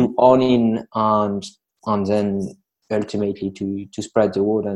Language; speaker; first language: English; non-native, fluent; French